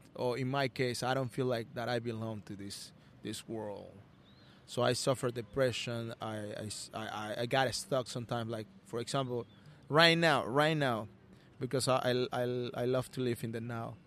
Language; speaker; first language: English; non-native, learner; Spanish